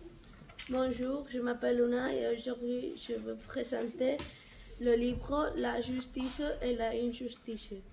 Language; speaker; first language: French; non-native, learner; Catalan